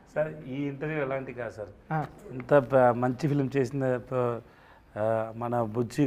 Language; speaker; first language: Telugu; non-native, learner; Tamil